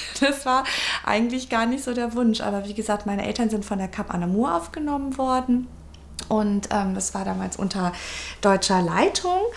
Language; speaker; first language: German; early bilingual, other home language; Vietnamese